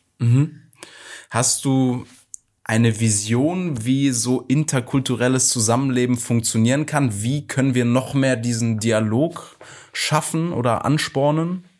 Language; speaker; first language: German; native; German